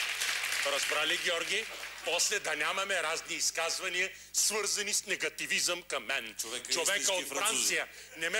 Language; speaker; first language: Bulgarian; native; Bulgarian